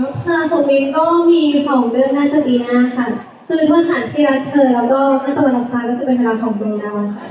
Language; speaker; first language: Thai; native; Thai